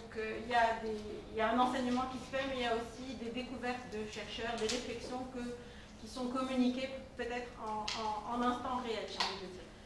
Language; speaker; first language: French; non-native, local second language; Arabic